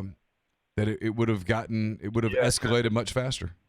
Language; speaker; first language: English; native; English